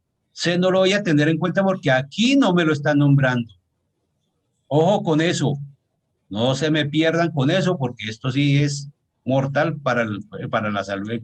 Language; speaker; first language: Spanish; native; Spanish